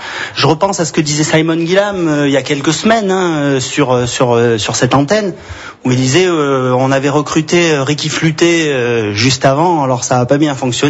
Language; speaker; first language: French; native; French